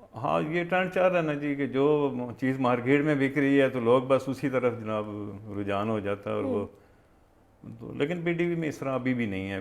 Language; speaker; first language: Urdu; non-native, local second language; Punjabi